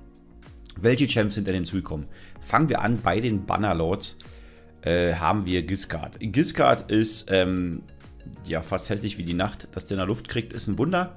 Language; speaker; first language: German; native; German